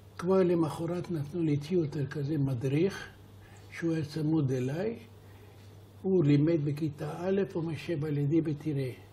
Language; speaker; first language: Hebrew; non-native, fluent; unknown